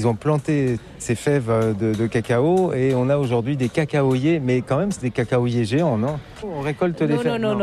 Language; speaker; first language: French; native; French